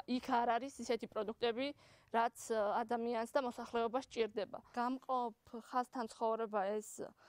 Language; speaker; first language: Georgian; native; Georgian